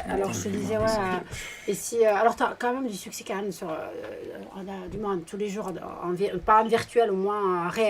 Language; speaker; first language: French; native; French